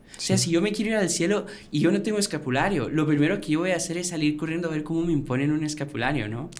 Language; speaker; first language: Spanish; native; Spanish